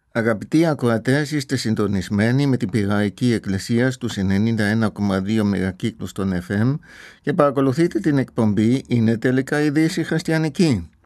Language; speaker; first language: Greek; non-native, fluent; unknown